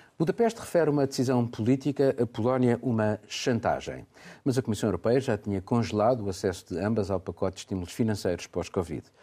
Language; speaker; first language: Portuguese; native; Portuguese